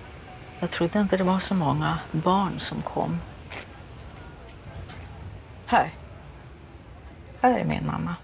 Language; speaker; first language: Swedish; early bilingual, other home language; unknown